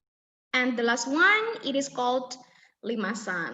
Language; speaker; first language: English; non-native, fluent; Indonesian